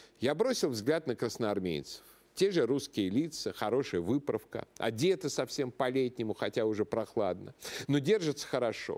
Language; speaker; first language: Russian; native; Russian